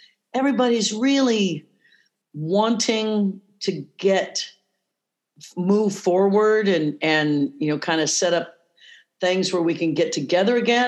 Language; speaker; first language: English; native; English